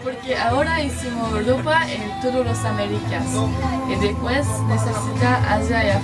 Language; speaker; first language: Spanish; non-native, learner; French